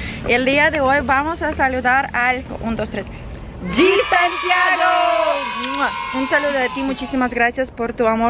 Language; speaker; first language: Spanish; non-native, fluent; Ukrainian